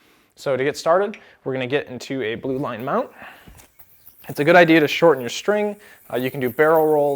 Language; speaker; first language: English; native; English